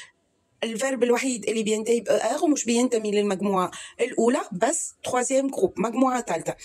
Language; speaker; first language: Arabic; native; Arabic